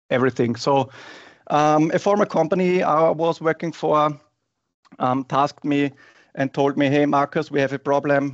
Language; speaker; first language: English; non-native, fluent; German